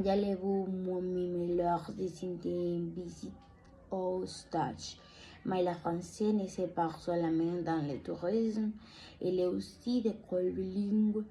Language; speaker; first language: French; non-native, learner; Spanish